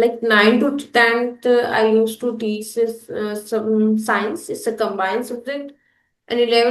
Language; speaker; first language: English; non-native, local second language; Hindi